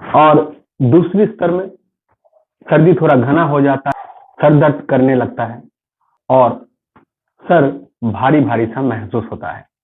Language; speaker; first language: Hindi; non-native, local second language; Bangla